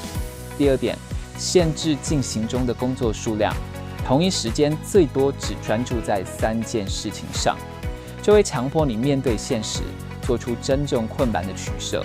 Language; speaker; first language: Chinese; native; Chinese